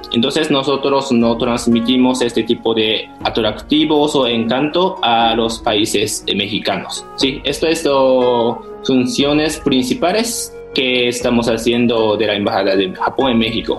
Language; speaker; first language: Spanish; non-native, fluent; Japanese